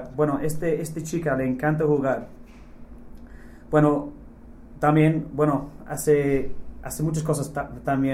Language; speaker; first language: Spanish; non-native, fluent; English